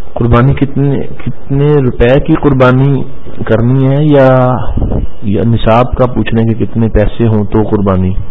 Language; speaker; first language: Urdu; non-native, local second language; Punjabi